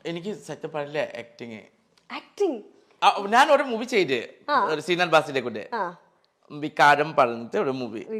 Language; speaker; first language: Malayalam; non-native, fluent; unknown